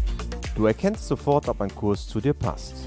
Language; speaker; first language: German; native; German